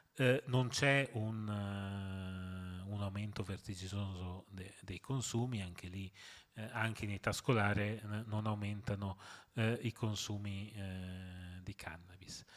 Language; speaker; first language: Italian; native; Italian